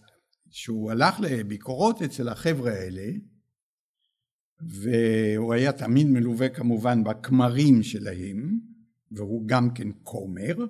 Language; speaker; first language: Hebrew; early bilingual, other home language; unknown